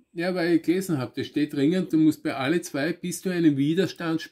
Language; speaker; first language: German; native; German